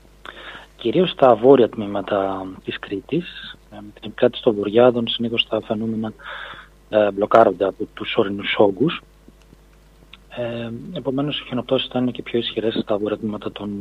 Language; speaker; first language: Greek; native; Greek